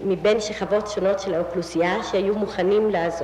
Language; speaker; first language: Hebrew; non-native, fluent; Italian